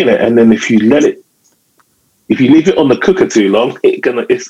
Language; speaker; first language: English; native; English